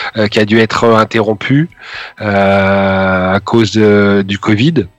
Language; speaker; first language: French; non-native, fluent; Danish